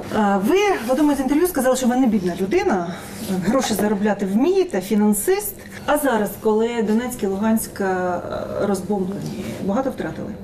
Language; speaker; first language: Ukrainian; native; Ukrainian